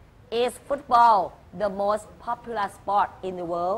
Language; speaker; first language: English; non-native, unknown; Thai